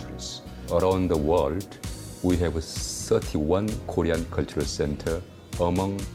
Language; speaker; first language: English; non-native, learner; Korean